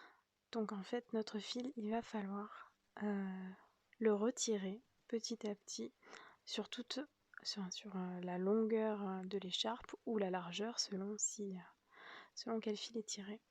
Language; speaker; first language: French; native; French